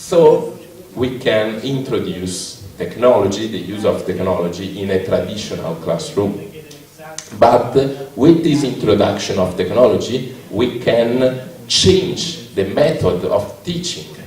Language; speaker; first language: English; non-native, learner; Italian